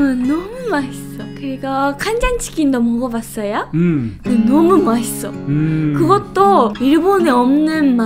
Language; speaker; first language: Korean; non-native, fluent; Japanese